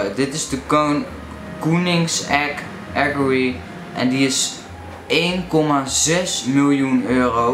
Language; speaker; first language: Dutch; native; Dutch